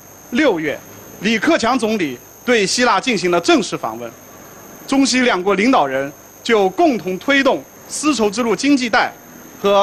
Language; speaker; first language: Chinese; native; Chinese